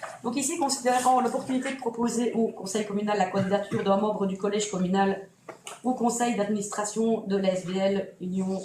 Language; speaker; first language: French; native; French